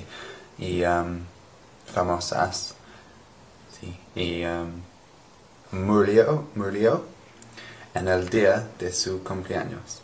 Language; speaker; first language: Spanish; non-native, learner; English